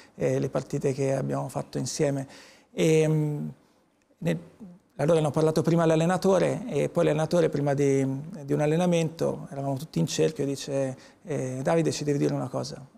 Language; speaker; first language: Italian; native; Italian